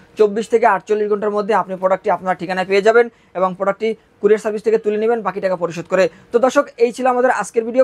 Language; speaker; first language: Bangla; native; Bangla